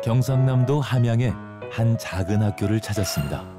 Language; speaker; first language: Korean; native; Korean